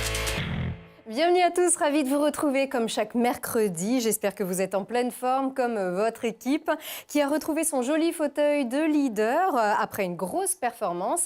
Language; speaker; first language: French; native; French